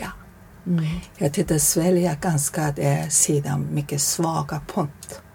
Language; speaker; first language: Swedish; non-native, learner; Chinese